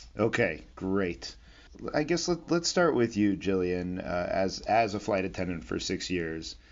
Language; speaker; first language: English; native; English